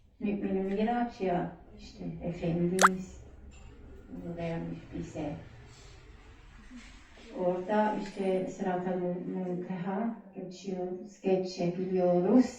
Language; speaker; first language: Turkish; non-native, learner; German